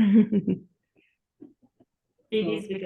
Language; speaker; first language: English; non-native, fluent; Portuguese